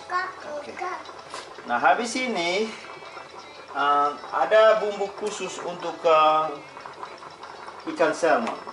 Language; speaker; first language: Indonesian; non-native, local second language; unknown